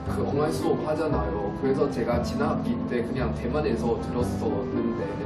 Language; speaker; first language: Korean; non-native, learner; Chinese